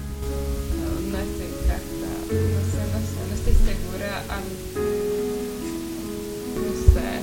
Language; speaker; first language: Spanish; non-native, fluent; Czech